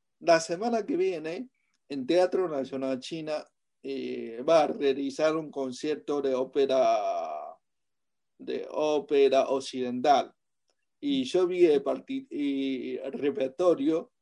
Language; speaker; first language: Spanish; non-native, fluent; Chinese